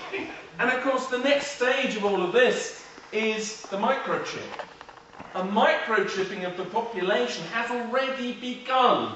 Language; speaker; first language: English; native; English